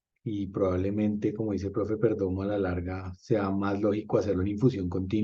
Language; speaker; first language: Spanish; native; Spanish